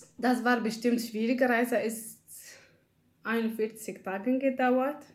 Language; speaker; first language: German; non-native, learner; Arabic